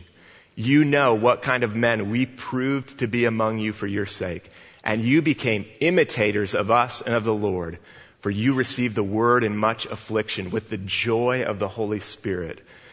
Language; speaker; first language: English; native; English